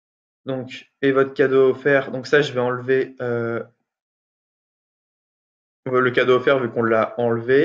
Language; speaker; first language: French; native; French